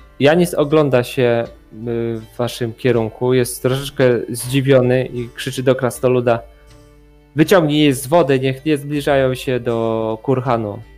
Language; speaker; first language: Polish; native; Polish